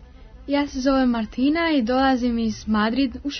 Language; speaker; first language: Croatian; early bilingual, heritage; Croatian